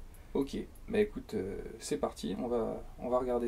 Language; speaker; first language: French; native; French